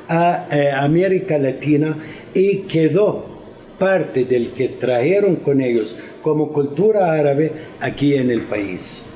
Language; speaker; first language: Spanish; non-native, fluent; Arabic